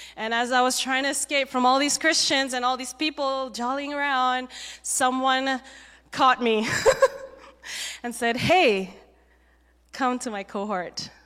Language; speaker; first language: English; native; English